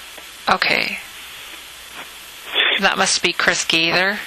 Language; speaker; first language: English; native; English